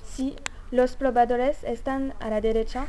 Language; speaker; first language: Spanish; non-native, learner; French